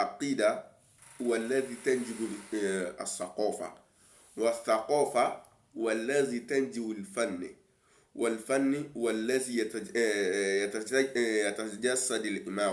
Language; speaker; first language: Arabic; non-native, learner; Yoruba